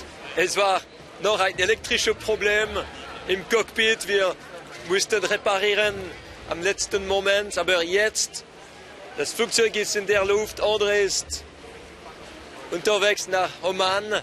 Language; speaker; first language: German; non-native, local second language; French